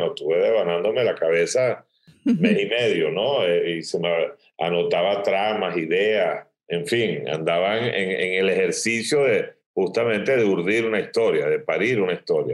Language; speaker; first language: Spanish; native; Spanish